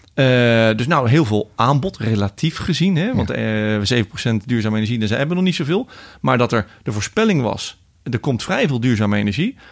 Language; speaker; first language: Dutch; native; Dutch